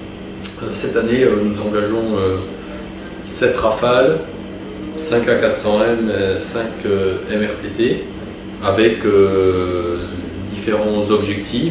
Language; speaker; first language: French; native; French